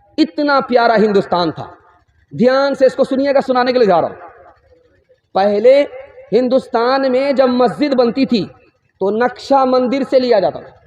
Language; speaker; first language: Urdu; non-native, local second language; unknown